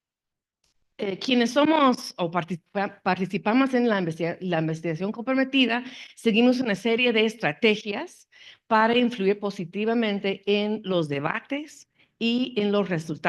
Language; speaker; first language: Spanish; non-native, fluent; English